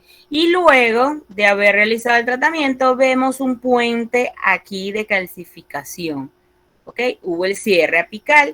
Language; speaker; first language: Spanish; native; Spanish